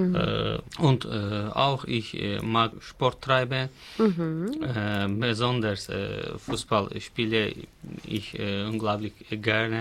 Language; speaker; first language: German; non-native, learner; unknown